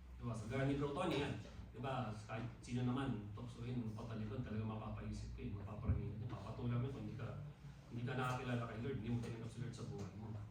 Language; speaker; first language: Filipino; non-native, local second language; Waray